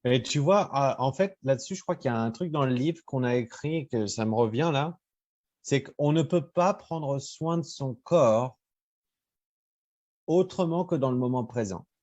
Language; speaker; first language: French; native; French